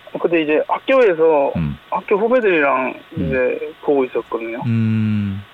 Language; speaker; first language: Korean; native; Korean